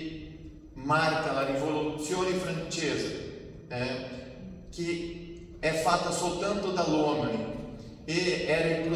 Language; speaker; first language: Italian; non-native, fluent; Portuguese